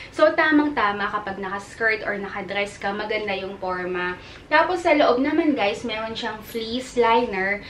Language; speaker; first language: Filipino; native; Filipino